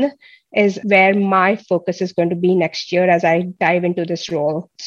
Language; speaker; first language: English; non-native, local second language; Hindi